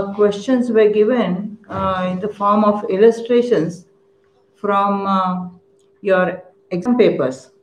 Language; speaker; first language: English; non-native, local second language; Kannada